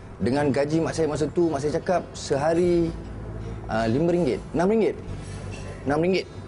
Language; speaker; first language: Malay; native; Malay